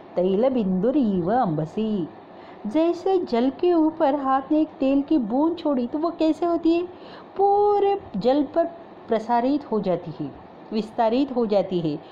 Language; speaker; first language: Hindi; non-native, local second language; Marathi